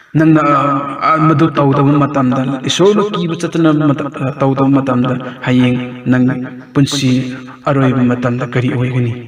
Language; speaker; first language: Manipuri; non-native, local second language; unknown